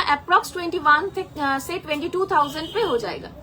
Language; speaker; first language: Hindi; non-native, local second language; Bangla